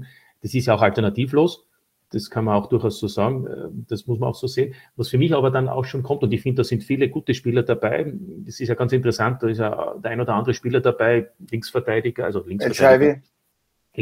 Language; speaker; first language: German; native; German